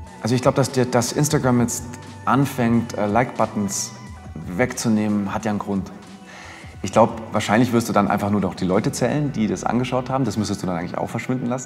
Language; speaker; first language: German; native; German